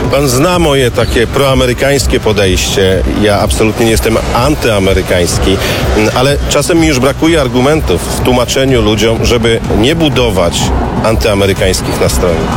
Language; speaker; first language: Polish; native; Polish